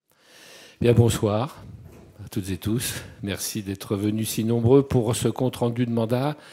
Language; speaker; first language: French; native; French